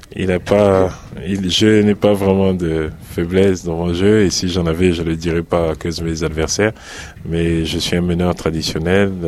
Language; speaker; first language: French; native; French